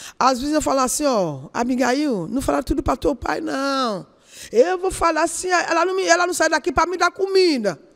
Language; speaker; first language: Portuguese; non-native, learner; Yoruba